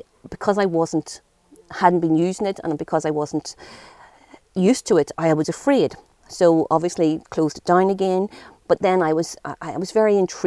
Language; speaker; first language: English; native; English